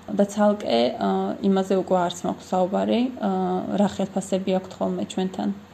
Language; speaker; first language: Georgian; non-native, local second language; Chechen